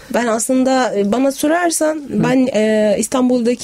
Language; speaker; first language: Turkish; non-native, fluent; Arabic